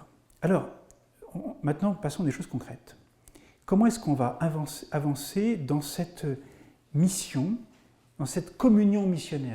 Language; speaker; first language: French; native; French